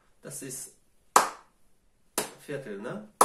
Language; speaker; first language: German; non-native, fluent; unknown